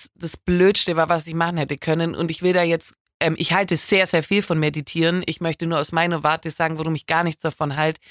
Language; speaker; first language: German; native; German